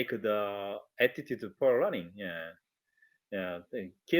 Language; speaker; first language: English; non-native, learner; Korean